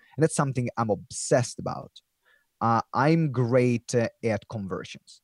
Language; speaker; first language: English; non-native, fluent; Italian